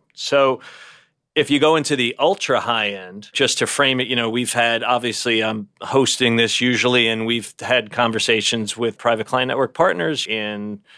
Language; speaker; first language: English; native; English